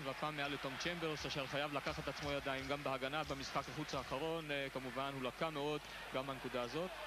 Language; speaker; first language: Hebrew; native; Hebrew